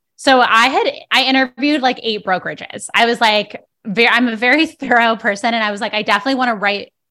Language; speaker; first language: English; early bilingual, other home language; Spanish